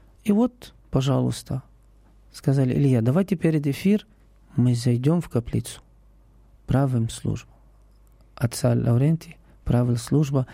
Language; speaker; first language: Russian; non-native, learner; Arabic